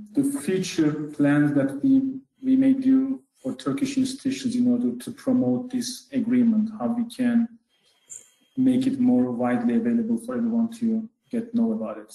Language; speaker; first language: English; non-native, fluent; Turkish